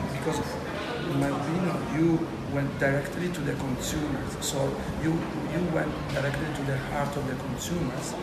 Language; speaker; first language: English; non-native, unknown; Italian